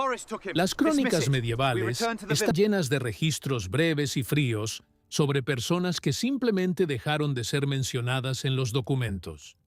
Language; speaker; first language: Spanish; native; Spanish